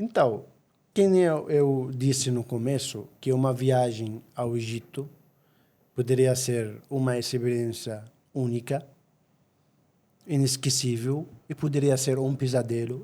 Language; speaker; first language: Portuguese; non-native, fluent; Arabic